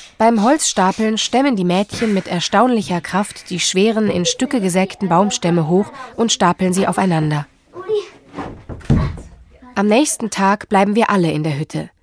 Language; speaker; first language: German; native; German